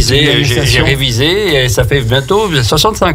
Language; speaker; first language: French; native; French